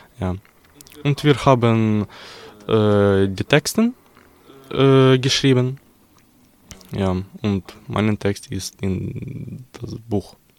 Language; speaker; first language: German; non-native, learner; Ukrainian